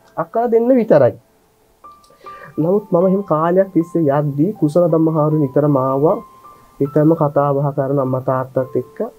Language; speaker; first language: Sinhala; non-native, fluent; Bangla